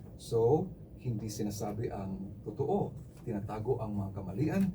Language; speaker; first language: Filipino; non-native, local second language; Cebuano